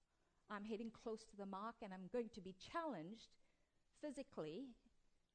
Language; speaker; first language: English; native; English